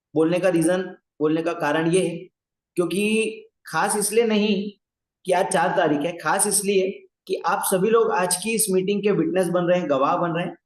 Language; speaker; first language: Hindi; native; Hindi